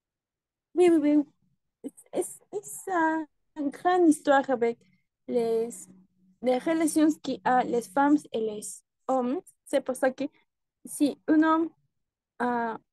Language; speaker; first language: French; non-native, learner; Spanish